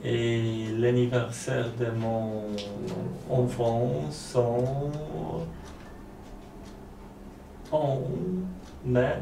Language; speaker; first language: French; non-native, learner; Polish